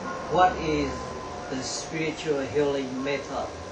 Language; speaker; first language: English; non-native, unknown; Vietnamese